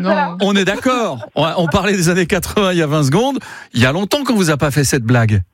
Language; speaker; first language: French; native; French